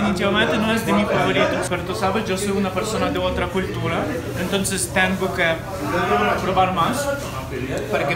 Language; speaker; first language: Spanish; non-native, fluent; Ukrainian